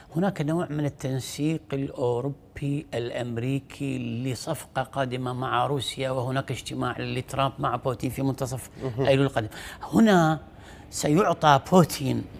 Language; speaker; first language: Arabic; native; Arabic